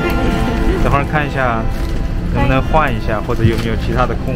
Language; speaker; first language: Chinese; native; Chinese